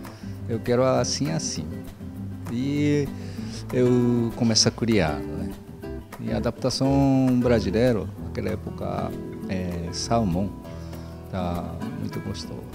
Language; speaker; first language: Portuguese; non-native, learner; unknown